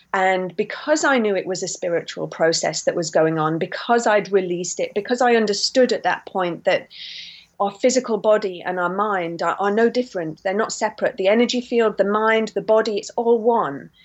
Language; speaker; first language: English; native; English